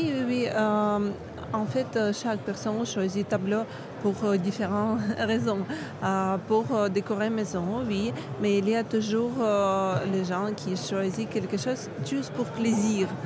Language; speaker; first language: French; non-native, learner; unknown